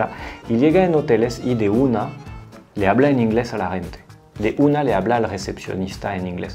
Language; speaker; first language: Spanish; non-native, fluent; French